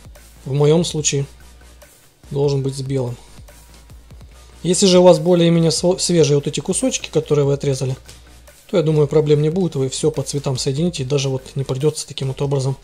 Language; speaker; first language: Russian; native; Russian